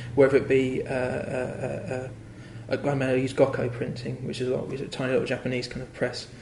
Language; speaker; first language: English; native; English